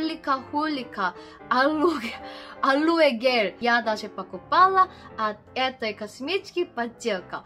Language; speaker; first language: Russian; non-native, learner; Korean